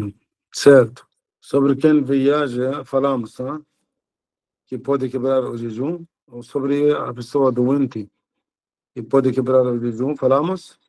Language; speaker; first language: Portuguese; non-native, learner; Arabic